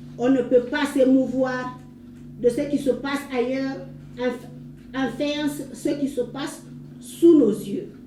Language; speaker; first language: French; non-native, local second language; Fula